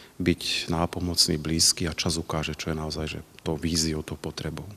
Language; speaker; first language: Slovak; native; Slovak